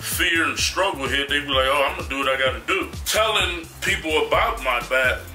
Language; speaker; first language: English; native; English